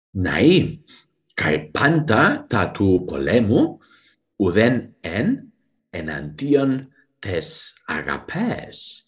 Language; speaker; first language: Greek; non-native, learner; English